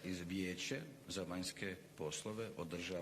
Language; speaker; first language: Croatian; native; Croatian